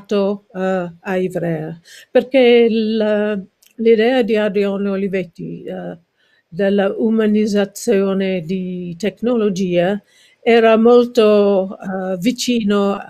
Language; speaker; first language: Italian; non-native, fluent; English